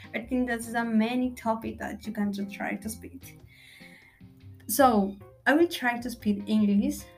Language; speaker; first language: English; non-native, learner; Spanish